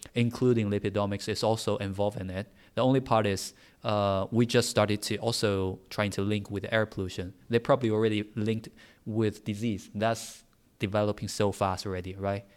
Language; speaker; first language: English; non-native, fluent; Chinese